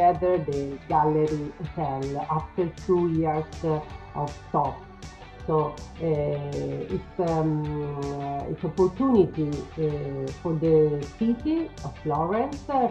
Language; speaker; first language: English; non-native, learner; Italian